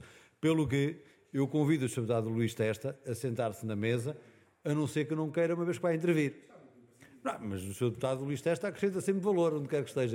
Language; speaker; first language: Portuguese; native; Portuguese